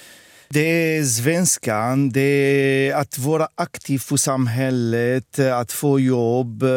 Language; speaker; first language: Swedish; non-native, fluent; Arabic